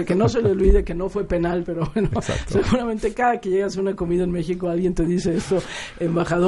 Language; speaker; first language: Spanish; native; Spanish